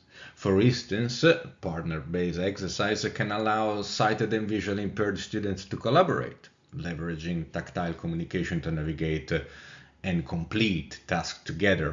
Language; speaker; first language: English; non-native, fluent; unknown